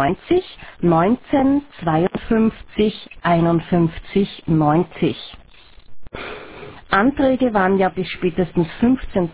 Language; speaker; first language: German; native; German